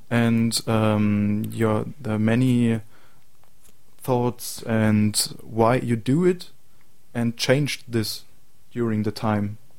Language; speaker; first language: English; non-native, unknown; German